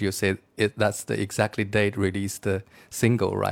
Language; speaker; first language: English; non-native, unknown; Chinese